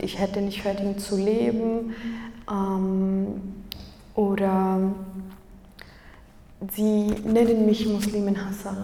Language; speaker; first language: German; early bilingual, other home language; Kurdish